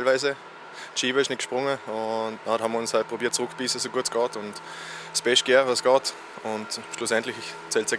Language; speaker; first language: German; native; German